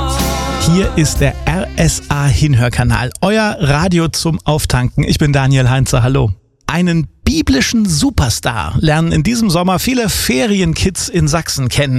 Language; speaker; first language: German; native; German